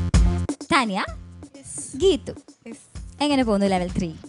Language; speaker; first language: Malayalam; native; Malayalam